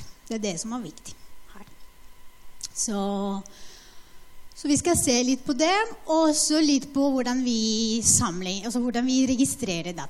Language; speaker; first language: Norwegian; non-native, fluent; Spanish